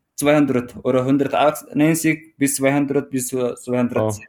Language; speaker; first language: German; non-native, fluent; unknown